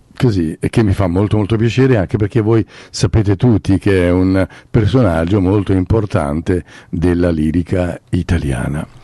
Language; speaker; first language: Italian; native; Italian